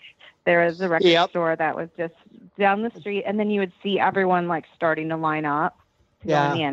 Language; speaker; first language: English; native; English